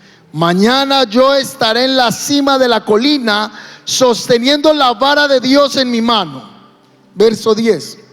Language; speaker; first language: Spanish; native; Spanish